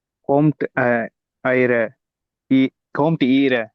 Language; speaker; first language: German; non-native, learner; Tamil